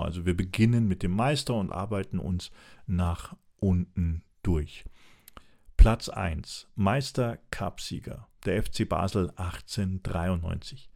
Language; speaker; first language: German; native; German